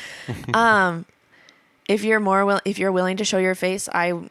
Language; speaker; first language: English; native; English